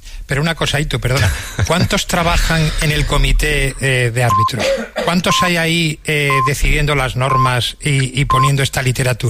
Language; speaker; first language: Spanish; native; Spanish